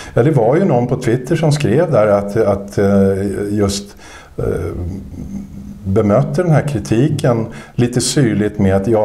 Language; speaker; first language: Swedish; native; Swedish